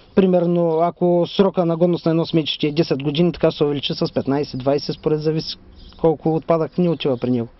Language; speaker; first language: Bulgarian; native; Bulgarian